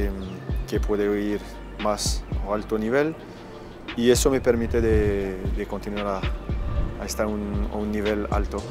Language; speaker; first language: Spanish; non-native, fluent; French